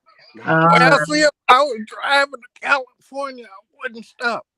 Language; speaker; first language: English; native; English